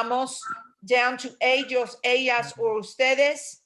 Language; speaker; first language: Spanish; non-native, fluent; English